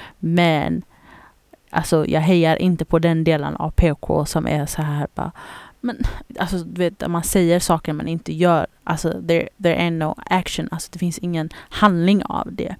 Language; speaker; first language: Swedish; early bilingual, other home language; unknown